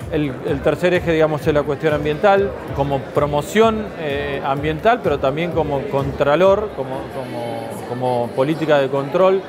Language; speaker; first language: Spanish; native; Spanish